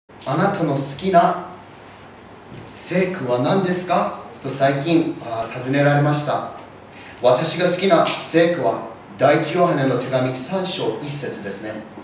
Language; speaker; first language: Japanese; early bilingual, other home language; English